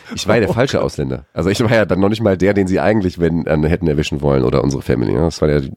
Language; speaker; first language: German; native; German